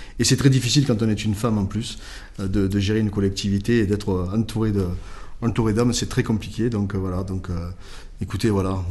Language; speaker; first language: French; native; French